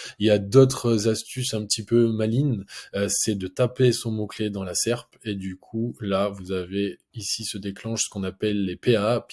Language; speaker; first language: French; native; French